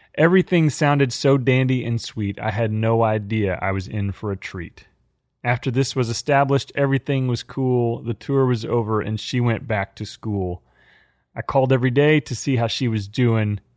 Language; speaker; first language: English; native; English